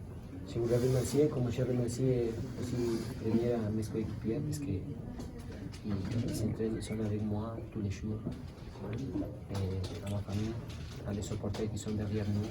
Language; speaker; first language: French; non-native, learner; Spanish